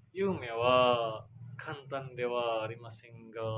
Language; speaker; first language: Japanese; non-native, learner; Indonesian